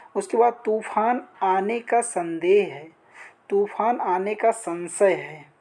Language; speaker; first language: Hindi; native; Hindi